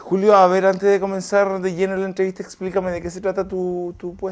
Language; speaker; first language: Spanish; native; Spanish